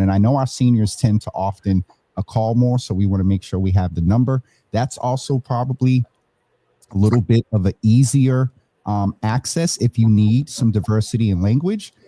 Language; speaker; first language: English; native; English